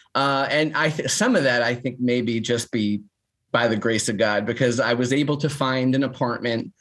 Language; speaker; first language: English; native; English